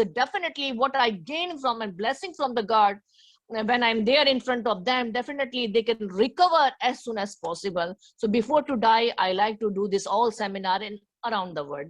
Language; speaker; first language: English; non-native, learner; Hindi